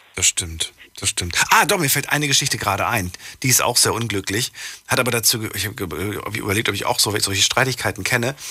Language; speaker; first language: German; native; German